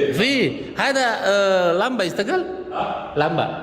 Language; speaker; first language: Arabic; non-native, learner; Indonesian